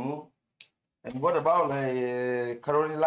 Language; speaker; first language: English; non-native, learner; Thai